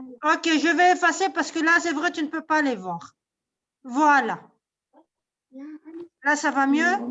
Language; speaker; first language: French; non-native, local second language; Arabic